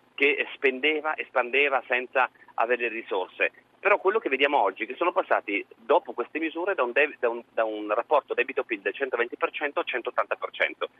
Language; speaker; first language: Italian; native; Italian